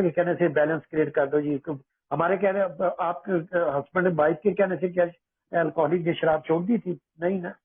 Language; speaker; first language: Hindi; native; Hindi